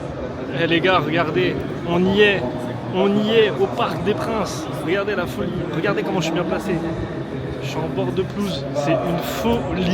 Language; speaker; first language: French; native; French